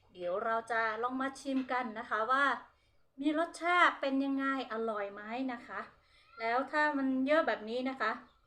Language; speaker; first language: Thai; non-native, local second language; Hmong